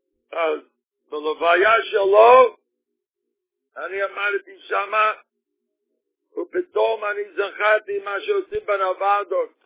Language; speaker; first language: Hebrew; non-native, fluent; Yiddish